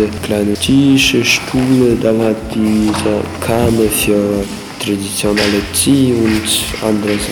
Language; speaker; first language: German; non-native, learner; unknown